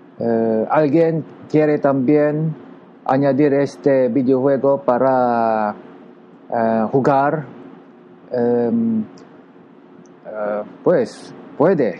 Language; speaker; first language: Spanish; non-native, learner; Japanese